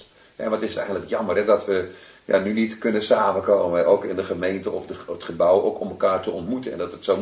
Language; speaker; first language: Dutch; native; Dutch